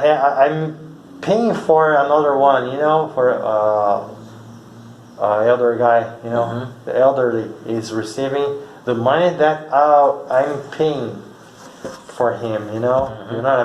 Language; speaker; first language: English; non-native, fluent; Portuguese